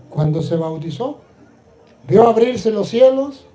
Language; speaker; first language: Spanish; native; Spanish